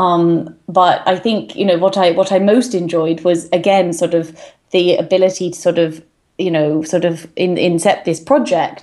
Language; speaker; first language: English; native; English